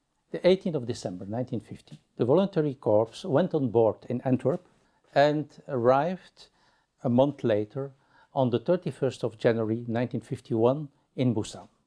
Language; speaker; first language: English; non-native, fluent; Dutch